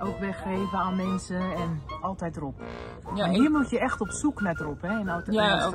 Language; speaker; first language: Dutch; native; Dutch